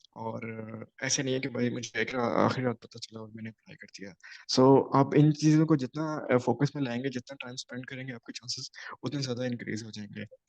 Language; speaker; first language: Urdu; non-native, local second language; Punjabi